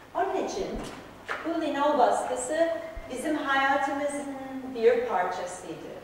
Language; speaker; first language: Turkish; non-native, fluent; English